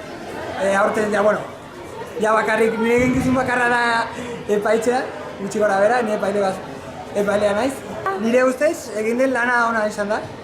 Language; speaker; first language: Basque; non-native, local second language; Spanish